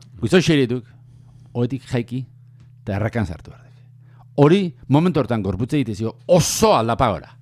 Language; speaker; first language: Basque; native; Basque